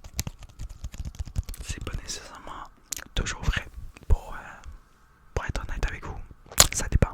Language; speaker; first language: French; native; French